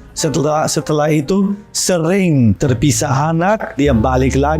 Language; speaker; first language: Indonesian; non-native, fluent; Dutch